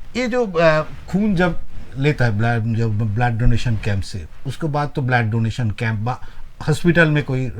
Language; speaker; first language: Hindi; non-native, local second language; Bangla